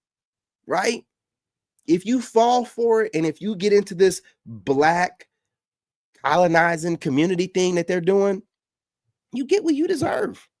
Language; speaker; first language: English; native; English